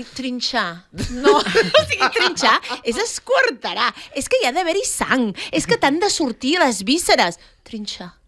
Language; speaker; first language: Catalan; native; Catalan